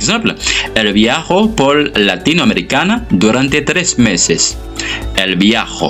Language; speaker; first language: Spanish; non-native, fluent; French